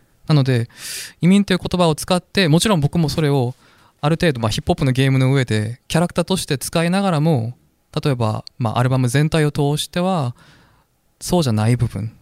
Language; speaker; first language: Japanese; non-native, fluent; Korean